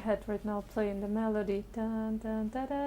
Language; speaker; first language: English; non-native, learner; Russian